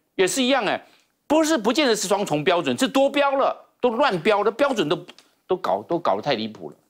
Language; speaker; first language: Chinese; native; Chinese